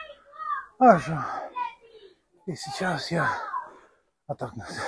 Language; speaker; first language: Russian; non-native, learner; English